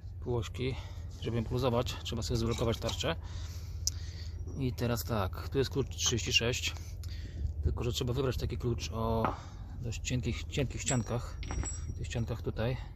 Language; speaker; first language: Polish; native; Polish